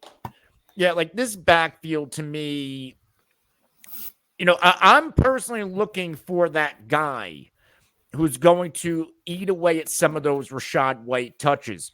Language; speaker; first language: English; native; English